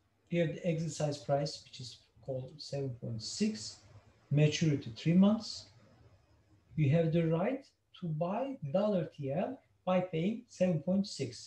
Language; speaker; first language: English; non-native, fluent; Turkish